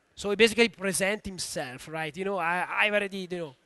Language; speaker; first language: English; non-native, fluent; Italian